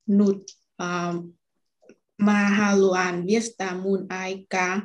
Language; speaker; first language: Finnish; non-native, learner; Vietnamese